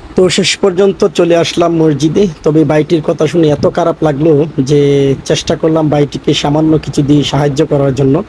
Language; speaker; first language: Bangla; native; Bangla